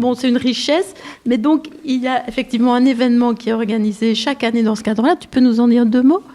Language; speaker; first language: French; native; French